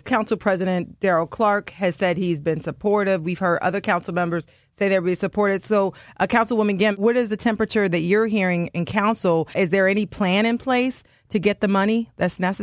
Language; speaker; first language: English; native; English